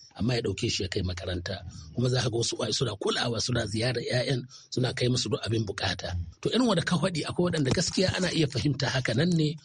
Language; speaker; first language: Hausa; native; Hausa